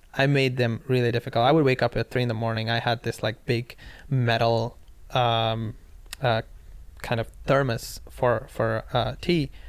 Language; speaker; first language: English; non-native, local second language; Pashto